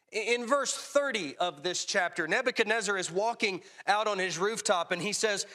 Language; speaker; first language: English; native; English